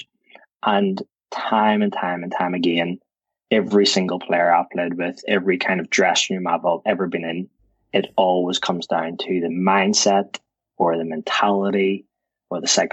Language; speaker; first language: English; native; English